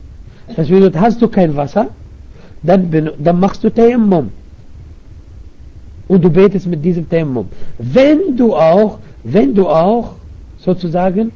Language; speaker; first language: German; non-native, fluent; Arabic